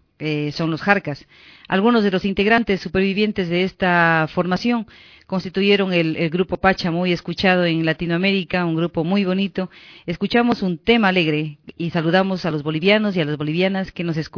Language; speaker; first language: Spanish; native; Spanish